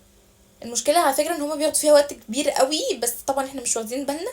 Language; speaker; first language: Arabic; native; Arabic